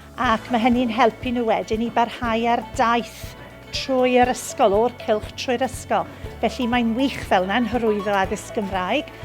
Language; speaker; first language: Welsh; non-native, local second language; English